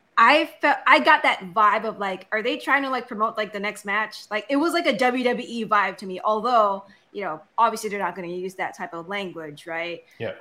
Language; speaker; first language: English; non-native, local second language; Filipino